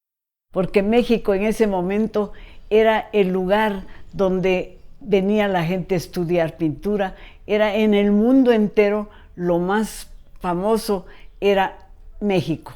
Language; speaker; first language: Spanish; native; Spanish